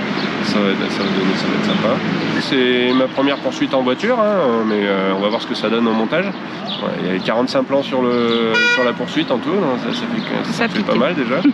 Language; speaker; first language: French; native; French